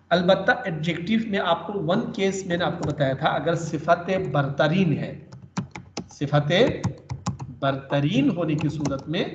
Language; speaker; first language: Urdu; native; Urdu